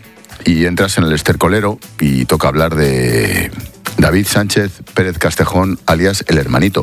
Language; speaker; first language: Spanish; native; Spanish